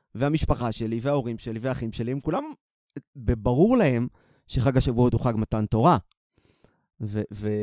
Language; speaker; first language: Hebrew; native; Hebrew